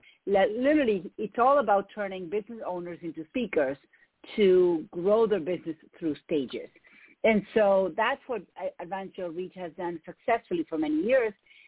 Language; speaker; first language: English; non-native, fluent; Spanish